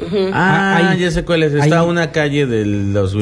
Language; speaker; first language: Spanish; native; Spanish